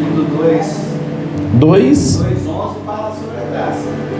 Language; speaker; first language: Portuguese; native; Portuguese